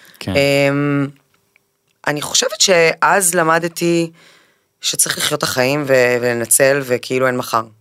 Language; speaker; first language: Hebrew; early bilingual, other home language; Spanish